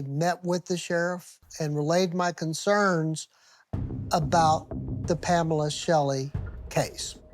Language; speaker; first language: English; native; English